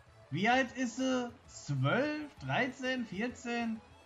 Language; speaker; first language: German; native; German